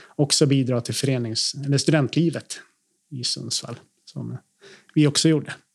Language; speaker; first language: Swedish; native; Swedish